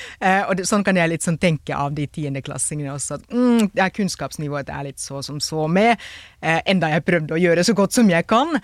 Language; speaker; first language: Norwegian; non-native, fluent; Finnish